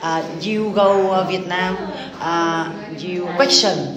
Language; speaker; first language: English; non-native, learner; Vietnamese